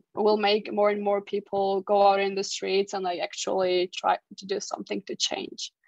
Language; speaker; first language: English; non-native, fluent; Georgian